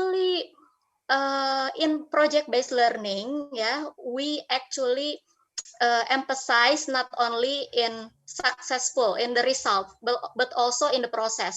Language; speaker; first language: English; non-native, fluent; Indonesian